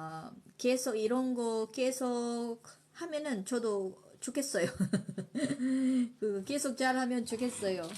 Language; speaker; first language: Korean; non-native, fluent; Filipino